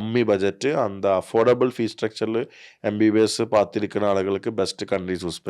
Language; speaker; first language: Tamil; non-native, learner; Malayalam